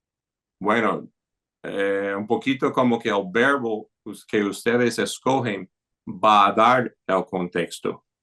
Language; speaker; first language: Spanish; non-native, fluent; English